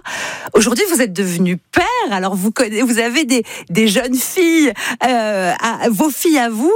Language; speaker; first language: French; native; French